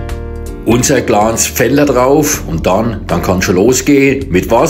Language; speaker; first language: German; native; German